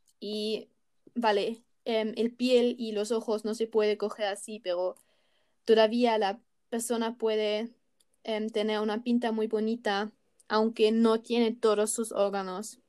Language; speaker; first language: Spanish; non-native, learner; German